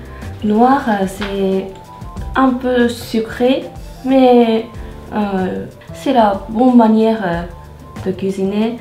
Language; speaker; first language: French; non-native, learner; Japanese